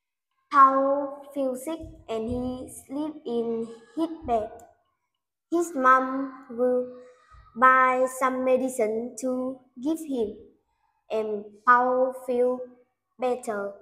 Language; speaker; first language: English; non-native, learner; Vietnamese